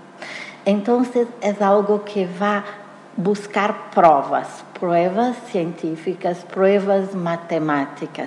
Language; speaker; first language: Spanish; non-native, fluent; Portuguese